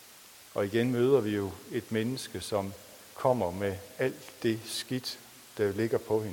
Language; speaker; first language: Danish; native; Danish